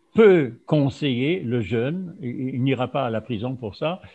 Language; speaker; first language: French; non-native, fluent; German